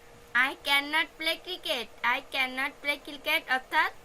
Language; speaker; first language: English; non-native, fluent; Bangla